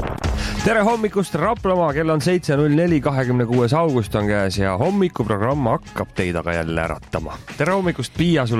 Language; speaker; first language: Estonian; native; Estonian